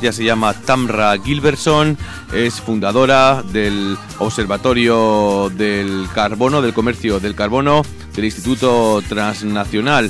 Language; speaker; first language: Spanish; native; Spanish